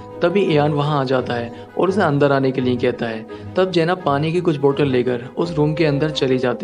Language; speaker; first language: Hindi; native; Hindi